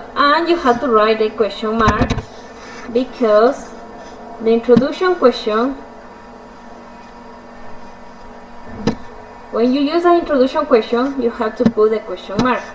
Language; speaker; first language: English; non-native, fluent; Spanish